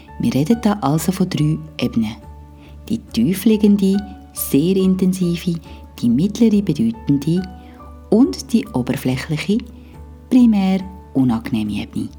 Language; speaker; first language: German; native; German